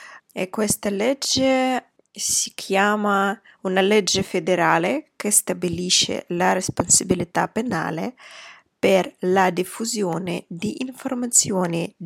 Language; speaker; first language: Italian; non-native, fluent; Russian